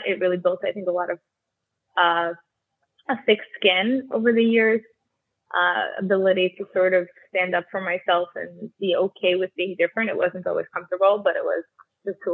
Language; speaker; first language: English; early bilingual, other home language; Russian